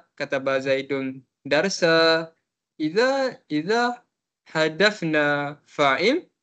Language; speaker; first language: Arabic; non-native, learner; Malay